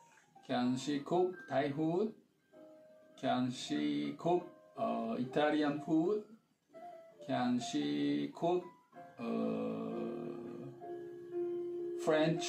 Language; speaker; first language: English; non-native, learner; Thai